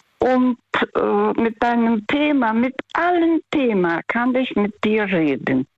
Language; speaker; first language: German; non-native, fluent; Russian